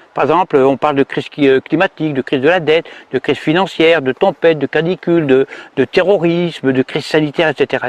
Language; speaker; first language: French; native; French